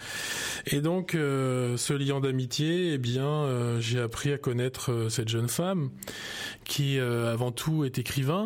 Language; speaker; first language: French; native; French